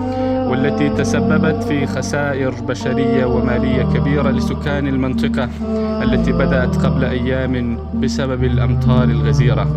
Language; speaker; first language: Arabic; non-native, fluent; Pashto